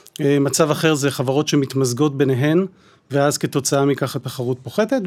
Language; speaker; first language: Hebrew; native; Hebrew